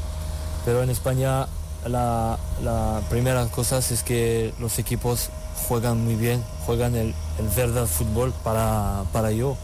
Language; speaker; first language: Spanish; non-native, learner; French